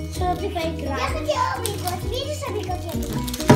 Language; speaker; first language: Russian; early bilingual, heritage; Russian